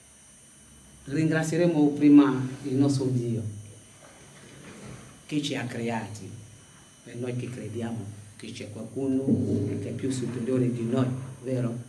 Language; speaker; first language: Italian; non-native, fluent; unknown